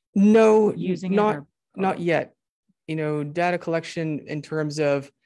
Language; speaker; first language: English; native; English